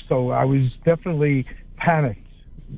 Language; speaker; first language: English; native; English